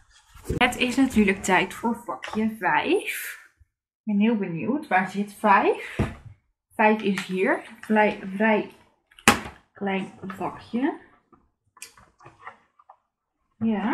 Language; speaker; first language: Dutch; native; Dutch